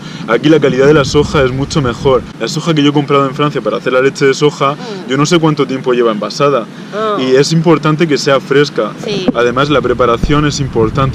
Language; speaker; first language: Spanish; native; Spanish